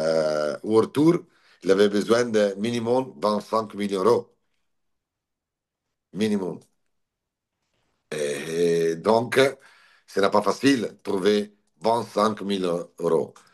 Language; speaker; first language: French; non-native, learner; Italian